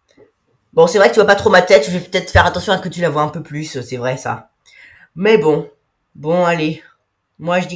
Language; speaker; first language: French; native; French